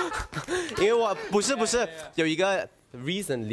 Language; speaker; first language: Chinese; non-native, learner; Thai